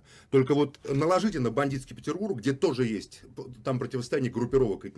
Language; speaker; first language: Russian; native; Russian